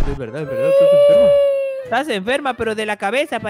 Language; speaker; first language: Spanish; native; Spanish